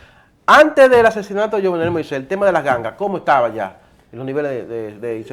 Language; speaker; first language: Spanish; native; Spanish